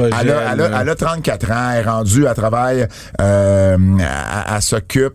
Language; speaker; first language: French; native; French